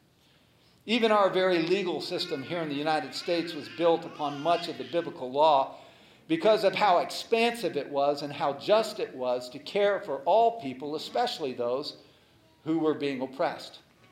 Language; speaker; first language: English; native; English